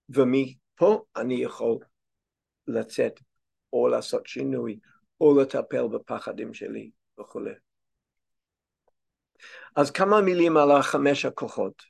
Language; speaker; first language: Hebrew; non-native, fluent; English